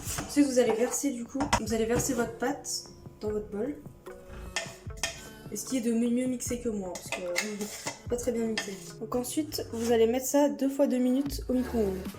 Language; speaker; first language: French; native; French